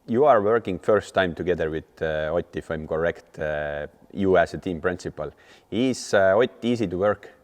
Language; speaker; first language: English; non-native, fluent; Estonian